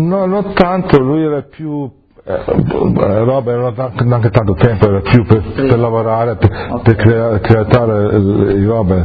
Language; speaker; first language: Italian; early bilingual, heritage; English